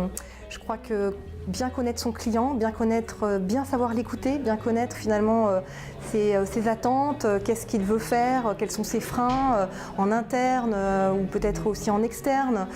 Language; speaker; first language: French; native; French